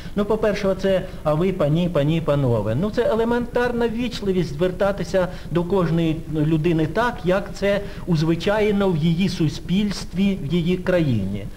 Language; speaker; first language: Ukrainian; native; Ukrainian